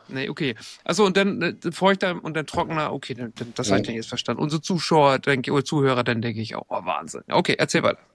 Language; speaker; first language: German; native; German